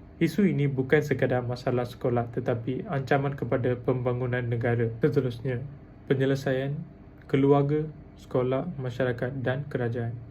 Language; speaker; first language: Malay; non-native, local second language; Tamil